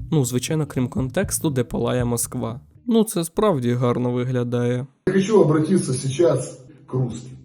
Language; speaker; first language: Ukrainian; non-native, local second language; Russian